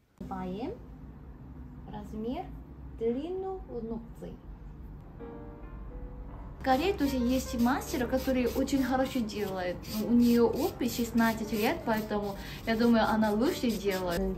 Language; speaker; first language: Russian; non-native, learner; Korean